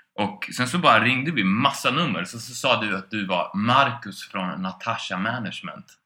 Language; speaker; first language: Swedish; native; Swedish